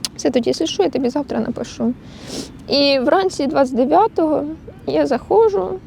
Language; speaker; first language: Ukrainian; native; Ukrainian